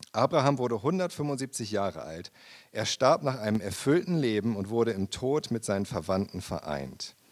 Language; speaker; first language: German; native; German